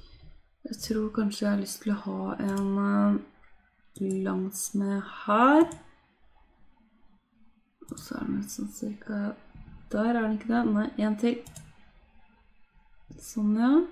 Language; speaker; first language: Norwegian; native; Norwegian